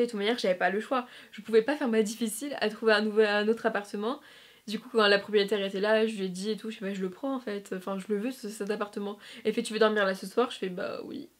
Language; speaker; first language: French; native; French